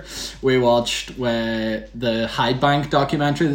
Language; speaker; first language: English; native; English